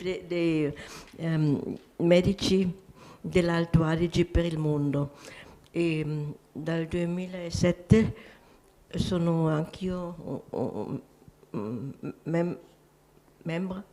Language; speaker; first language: Italian; non-native, local second language; German